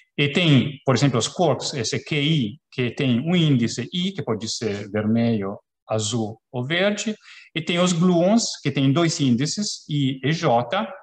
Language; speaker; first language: Portuguese; non-native, fluent; Italian